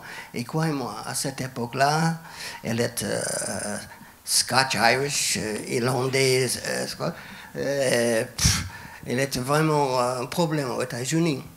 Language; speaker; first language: French; non-native, fluent; English